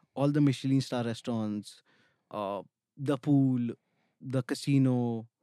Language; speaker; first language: English; non-native, local second language; Hindi